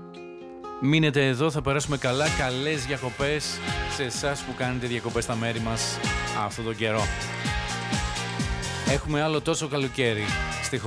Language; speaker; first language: Greek; native; Greek